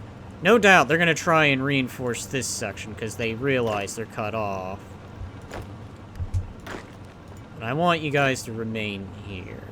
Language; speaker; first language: English; native; English